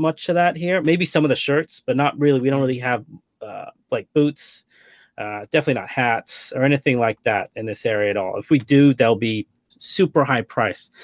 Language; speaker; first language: English; native; English